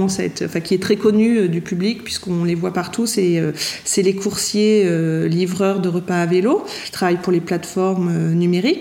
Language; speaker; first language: French; native; French